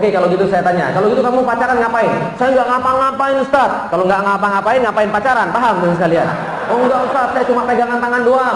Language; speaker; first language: Indonesian; native; Indonesian